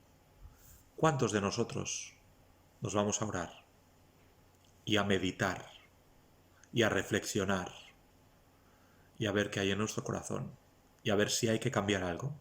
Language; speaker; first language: Spanish; native; Spanish